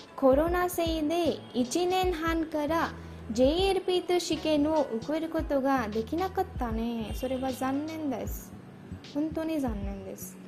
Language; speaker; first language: Japanese; non-native, learner; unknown